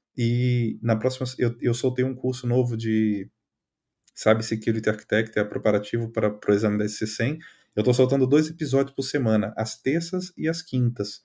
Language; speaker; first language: Portuguese; native; Portuguese